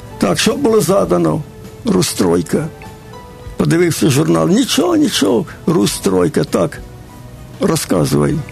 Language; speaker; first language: Ukrainian; native; Ukrainian